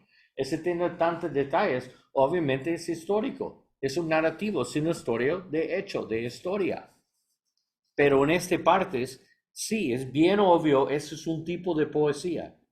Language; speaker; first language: Spanish; non-native, learner; English